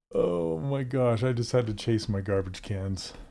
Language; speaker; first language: English; native; English